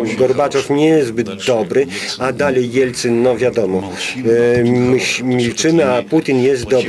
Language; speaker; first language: Polish; non-native, fluent; Russian